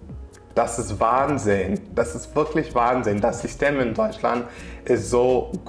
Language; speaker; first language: German; non-native, fluent; English